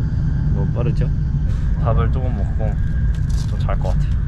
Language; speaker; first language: Korean; early bilingual, heritage; English